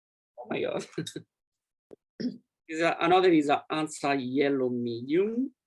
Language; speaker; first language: English; non-native, learner; Italian